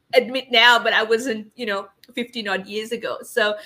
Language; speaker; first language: English; non-native, local second language; Sinhala